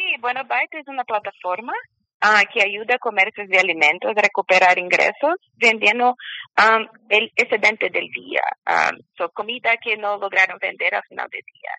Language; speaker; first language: Spanish; non-native, learner; Portuguese